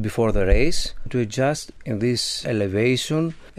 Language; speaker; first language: English; non-native, learner; Greek